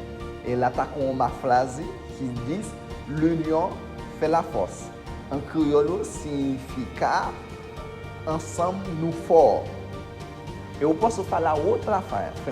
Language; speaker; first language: Portuguese; non-native, learner; Haitian Creole